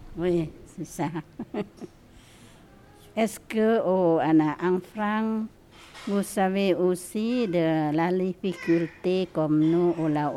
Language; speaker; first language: French; non-native, learner; Lao